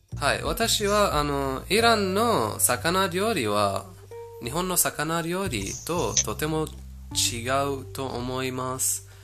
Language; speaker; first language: Japanese; non-native, fluent; Persian